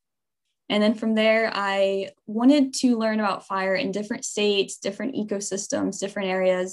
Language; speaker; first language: English; native; English